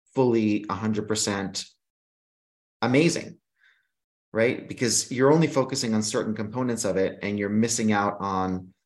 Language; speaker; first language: English; early bilingual, other home language; Greek